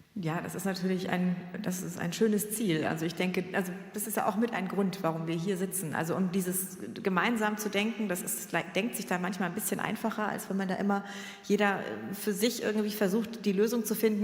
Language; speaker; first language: German; native; German